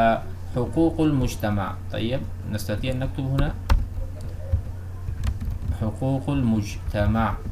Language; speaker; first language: Arabic; non-native, fluent; Urdu